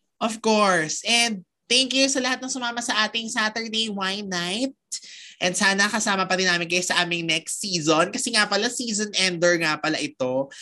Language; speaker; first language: Filipino; native; Filipino